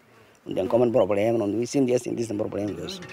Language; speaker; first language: German; non-native, fluent; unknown